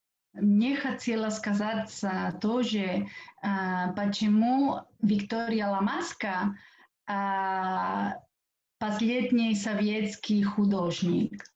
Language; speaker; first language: Russian; non-native, fluent; Catalan